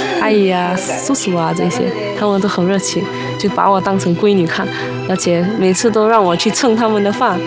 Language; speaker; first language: Chinese; non-native, local second language; English